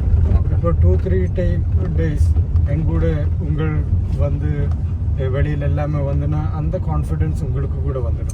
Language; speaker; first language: Tamil; non-native, learner; Malayalam